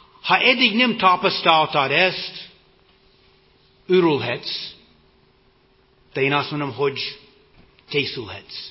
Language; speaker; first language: Hungarian; non-native, fluent; English